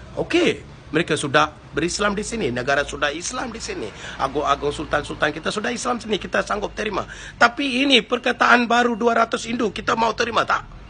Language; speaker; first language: Malay; non-native, local second language; Tamil